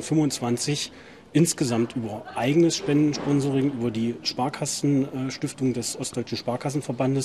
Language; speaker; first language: German; native; German